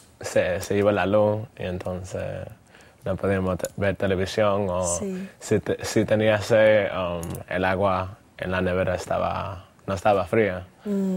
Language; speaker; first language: Spanish; early bilingual, other home language; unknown